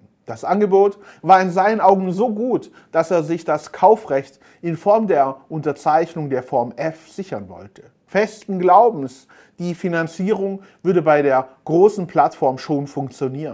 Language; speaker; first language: German; native; German